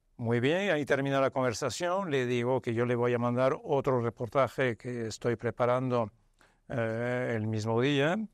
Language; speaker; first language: Spanish; non-native, fluent; Arabic